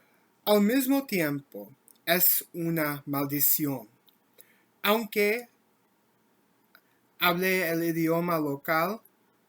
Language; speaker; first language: Spanish; non-native, learner; English